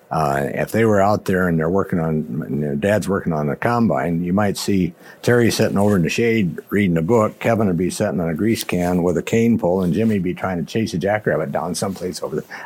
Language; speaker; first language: English; native; English